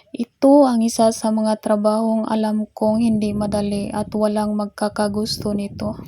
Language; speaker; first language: Filipino; non-native, local second language; Cebuano